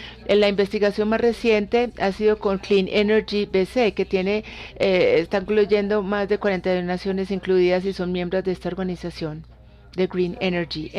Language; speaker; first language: Spanish; non-native, fluent; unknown